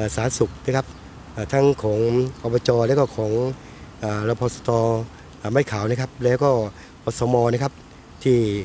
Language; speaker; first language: Thai; native; Thai